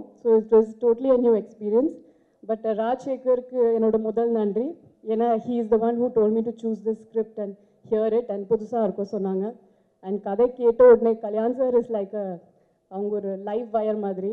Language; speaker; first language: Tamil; non-native, fluent; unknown